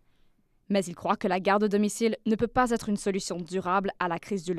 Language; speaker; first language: French; native; French